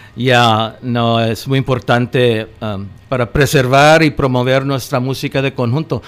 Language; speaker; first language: Spanish; early bilingual, heritage; Spanish